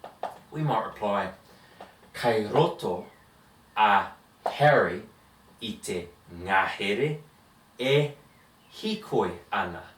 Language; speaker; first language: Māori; non-native, learner; English